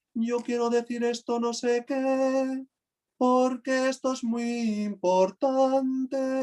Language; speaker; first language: Spanish; non-native, local second language; Catalan